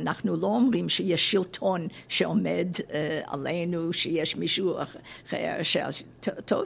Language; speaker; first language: Hebrew; non-native, fluent; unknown